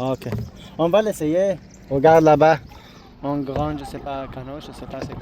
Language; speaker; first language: French; non-native, learner; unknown